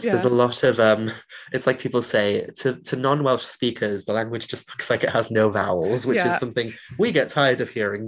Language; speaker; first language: English; non-native, local second language; Welsh